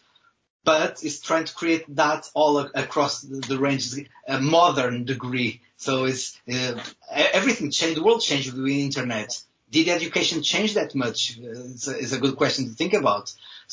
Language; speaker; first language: English; non-native, fluent; Portuguese